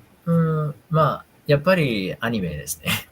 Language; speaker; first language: Japanese; non-native, fluent; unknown